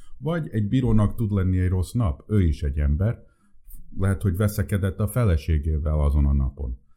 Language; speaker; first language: Hungarian; early bilingual, heritage; Hungarian